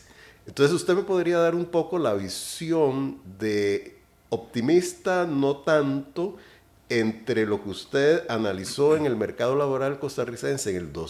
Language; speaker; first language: Spanish; native; Spanish